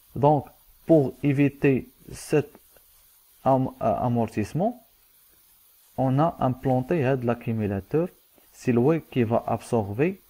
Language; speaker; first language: French; non-native, local second language; Arabic